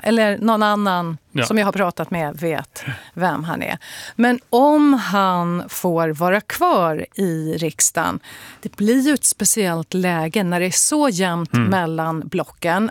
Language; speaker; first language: Swedish; native; Swedish